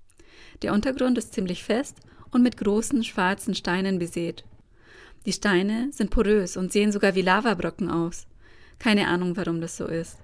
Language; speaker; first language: German; native; German